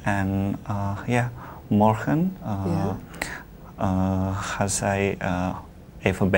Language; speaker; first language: Dutch; non-native, learner; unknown